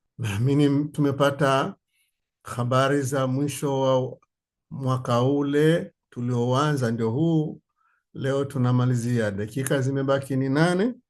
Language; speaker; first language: Swahili; native; Swahili